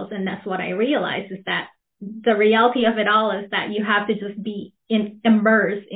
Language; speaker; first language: English; non-native, local second language; Filipino